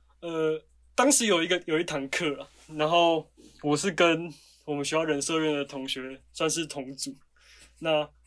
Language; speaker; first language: Chinese; native; Chinese